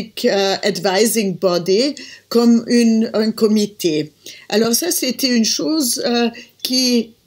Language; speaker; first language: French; non-native, fluent; German